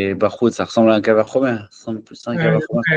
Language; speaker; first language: French; native; French